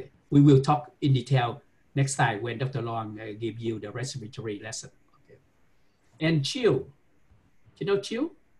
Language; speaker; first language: English; non-native, fluent; Vietnamese